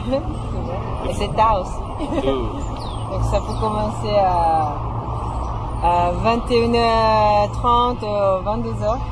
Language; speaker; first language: French; non-native, fluent; Japanese